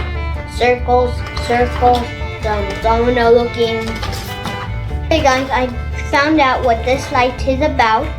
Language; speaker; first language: English; native; English